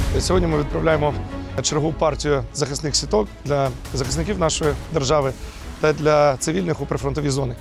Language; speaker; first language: Ukrainian; native; Ukrainian